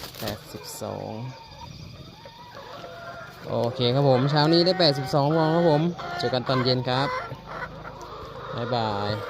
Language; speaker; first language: Thai; native; Thai